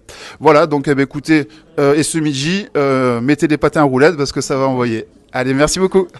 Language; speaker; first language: French; native; French